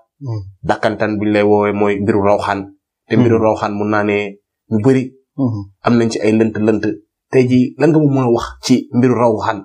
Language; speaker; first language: Wolof; native; Wolof